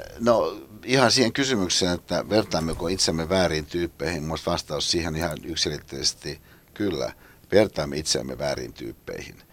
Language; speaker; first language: Finnish; native; Finnish